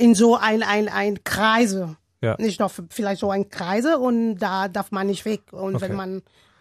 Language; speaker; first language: German; non-native, learner; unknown